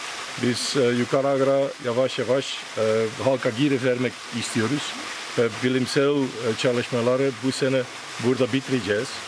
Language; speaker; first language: Turkish; non-native, fluent; Dutch